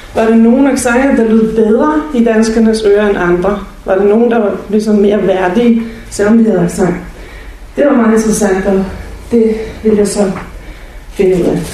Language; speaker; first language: Danish; non-native, fluent; Bulgarian